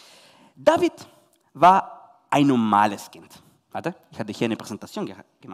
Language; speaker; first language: German; non-native, learner; Spanish